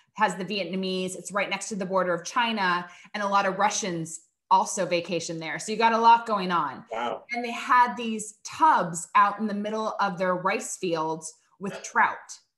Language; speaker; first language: English; native; English